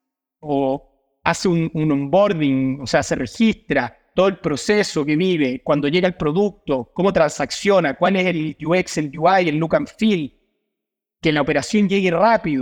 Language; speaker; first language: Spanish; native; Spanish